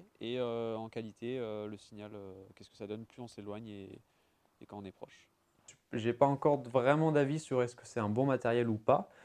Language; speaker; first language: French; native; French